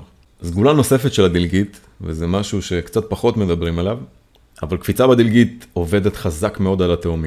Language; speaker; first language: Hebrew; native; Hebrew